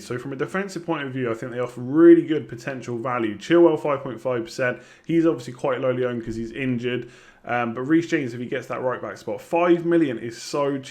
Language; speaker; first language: English; native; English